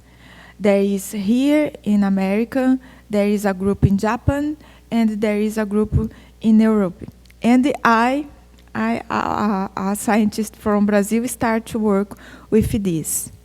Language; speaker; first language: English; non-native, fluent; Portuguese